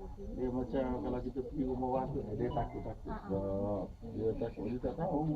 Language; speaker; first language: Malay; non-native, local second language; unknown